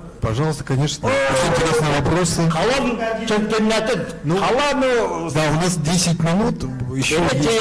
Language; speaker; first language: Russian; native; Russian